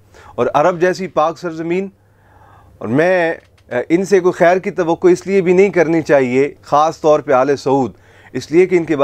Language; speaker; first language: Urdu; native; Urdu